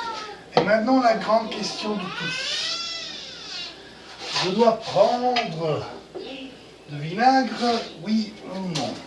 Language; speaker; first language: French; non-native, fluent; Spanish